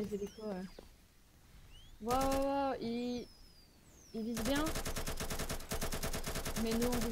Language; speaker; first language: French; native; French